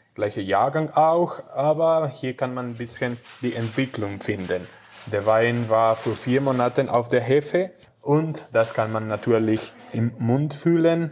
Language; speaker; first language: German; non-native, fluent; Spanish